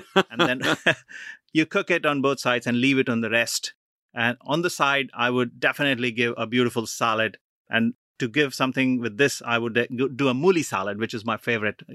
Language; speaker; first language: English; non-native, local second language; Punjabi